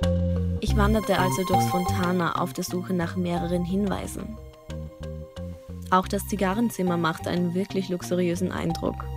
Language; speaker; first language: German; native; German